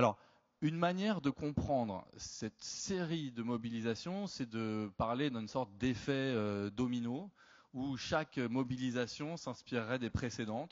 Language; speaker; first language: French; native; French